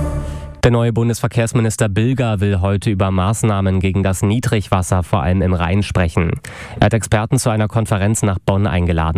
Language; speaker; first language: German; native; German